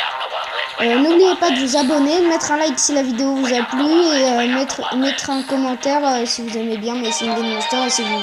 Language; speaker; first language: French; native; French